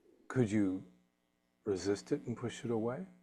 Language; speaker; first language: English; native; English